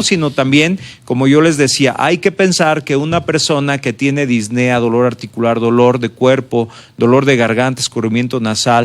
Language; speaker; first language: Spanish; native; Spanish